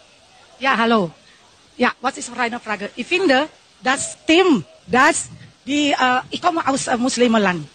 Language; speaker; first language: German; non-native, learner; Indonesian